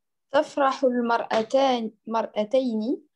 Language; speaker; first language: Arabic; non-native, learner; French